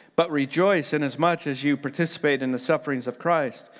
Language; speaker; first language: English; native; English